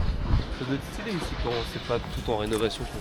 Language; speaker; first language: French; native; French